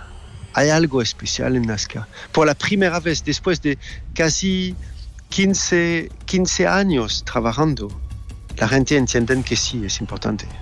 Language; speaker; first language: Spanish; non-native, fluent; French